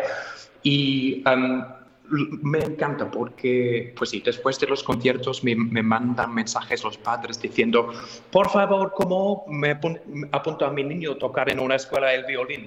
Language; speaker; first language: Spanish; non-native, fluent; English